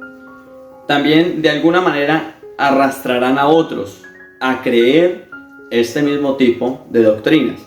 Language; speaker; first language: Spanish; native; Spanish